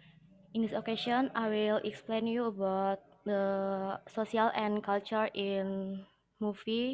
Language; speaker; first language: English; non-native, learner; Indonesian